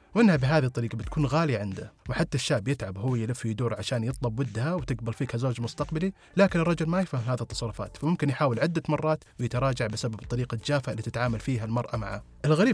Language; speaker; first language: Arabic; native; Arabic